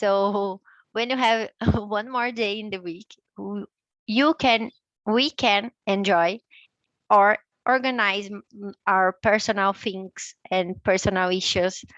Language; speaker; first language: English; non-native, learner; Portuguese